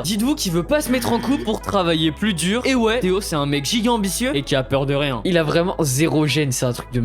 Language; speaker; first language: French; native; French